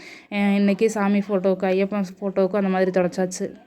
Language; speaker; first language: Tamil; native; Tamil